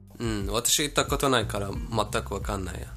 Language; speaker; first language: Japanese; non-native, fluent; Persian